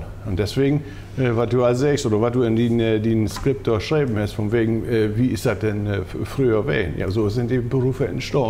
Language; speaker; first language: German; native; German